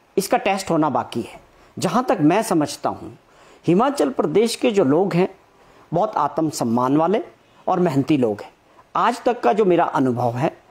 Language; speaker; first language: Hindi; native; Hindi